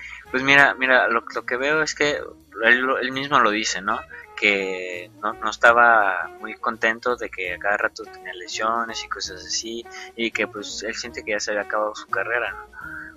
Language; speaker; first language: Spanish; native; Spanish